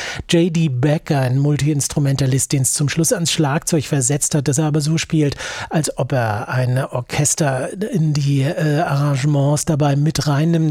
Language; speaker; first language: German; native; German